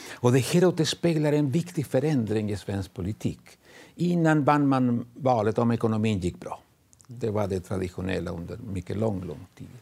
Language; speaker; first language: Swedish; non-native, fluent; Spanish